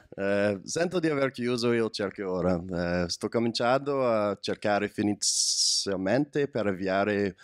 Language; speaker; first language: Italian; non-native, learner; English